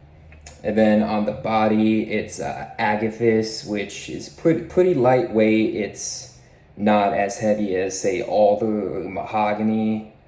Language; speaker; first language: English; native; English